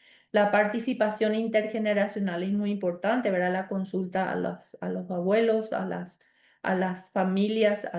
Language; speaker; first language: Spanish; native; Spanish